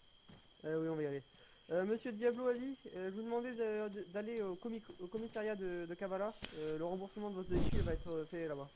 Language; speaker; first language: French; native; French